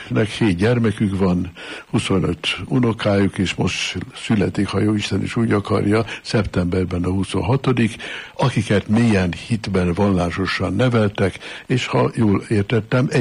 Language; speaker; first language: Hungarian; native; Hungarian